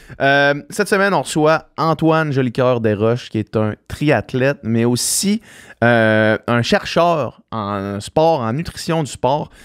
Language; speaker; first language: French; native; French